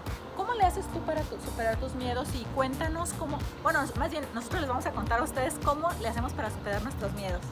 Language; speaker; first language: Spanish; native; Spanish